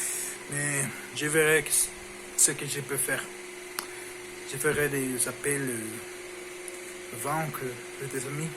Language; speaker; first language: French; non-native, learner; Spanish